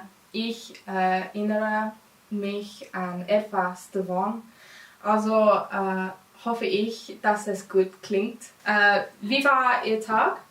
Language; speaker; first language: German; non-native, learner; English